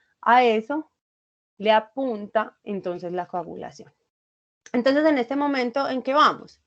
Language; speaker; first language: Spanish; native; Spanish